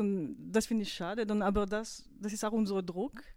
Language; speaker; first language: German; non-native, fluent; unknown